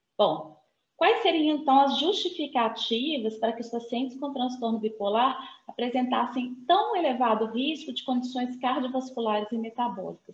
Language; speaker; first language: Portuguese; native; Portuguese